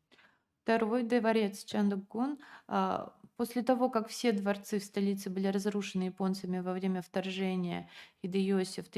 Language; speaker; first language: Russian; native; Russian